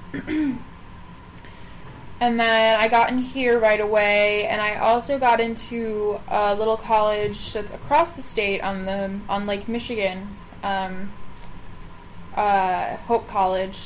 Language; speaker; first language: English; native; English